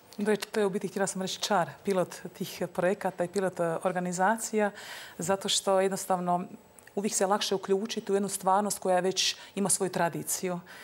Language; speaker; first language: Croatian; native; Croatian